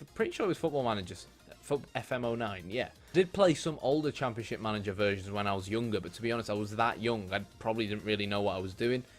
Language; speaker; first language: English; native; English